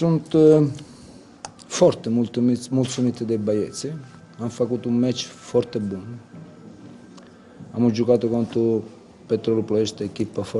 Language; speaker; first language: Romanian; non-native, learner; Italian